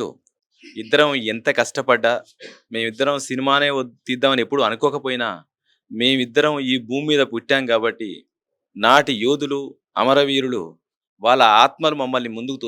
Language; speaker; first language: Telugu; native; Telugu